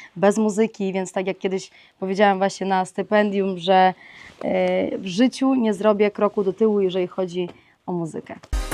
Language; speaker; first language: Polish; non-native, fluent; Ukrainian